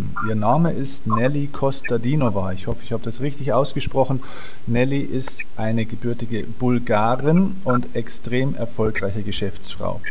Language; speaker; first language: German; native; German